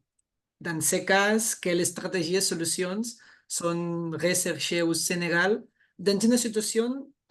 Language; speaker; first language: French; non-native, fluent; Catalan